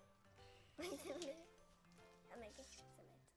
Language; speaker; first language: Welsh; non-native, local second language; English